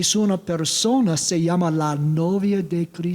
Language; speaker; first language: Spanish; non-native, learner; English